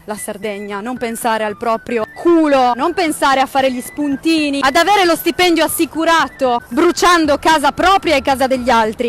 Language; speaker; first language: Italian; native; Italian